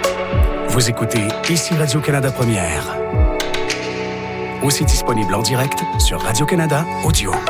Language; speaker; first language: French; native; French